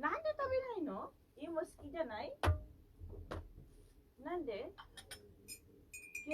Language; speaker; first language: Japanese; non-native, fluent; Filipino